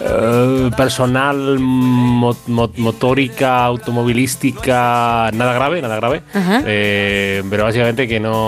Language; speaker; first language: Spanish; native; Spanish